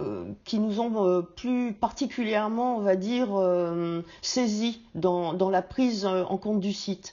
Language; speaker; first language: French; native; French